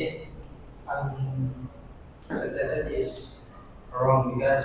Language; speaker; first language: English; non-native, learner; Indonesian